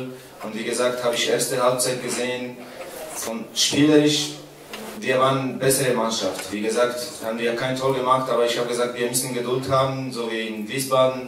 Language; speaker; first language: German; non-native, fluent; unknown